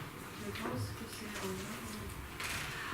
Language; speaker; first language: French; non-native, learner; Ukrainian